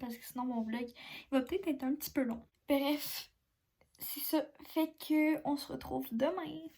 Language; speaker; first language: French; native; French